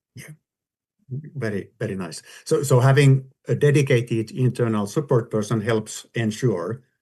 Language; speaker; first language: English; non-native, fluent; Finnish